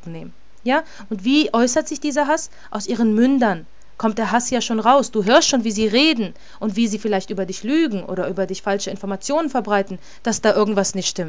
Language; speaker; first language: German; native; German